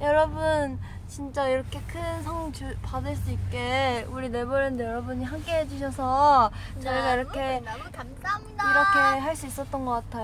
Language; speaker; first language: Korean; non-native, fluent; Thai